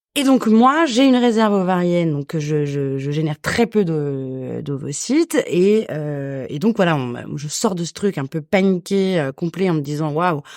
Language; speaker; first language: French; native; French